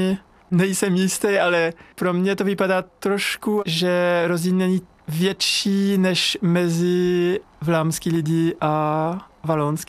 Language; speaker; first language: Czech; non-native, learner; French